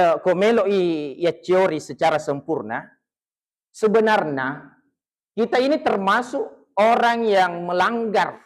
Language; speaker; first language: Malay; non-native, local second language; Buginese